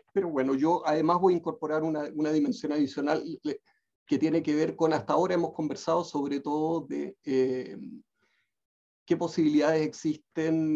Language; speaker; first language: Spanish; native; Spanish